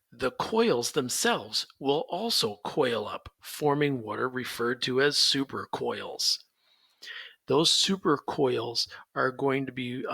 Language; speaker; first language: English; native; English